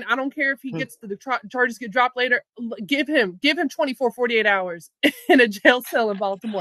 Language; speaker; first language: English; native; English